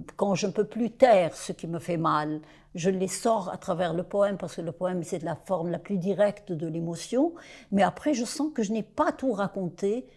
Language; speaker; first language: French; non-native, local second language; Arabic